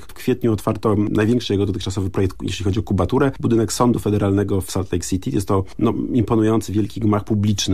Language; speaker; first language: Polish; native; Polish